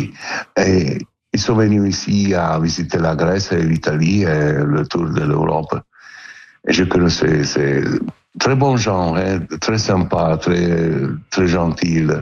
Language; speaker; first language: French; non-native, learner; Italian